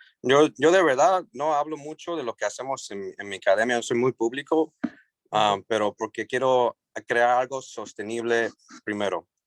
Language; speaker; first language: Spanish; early bilingual, heritage; English